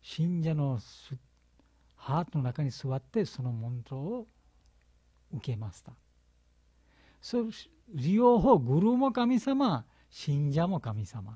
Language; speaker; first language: Japanese; non-native, learner; Bangla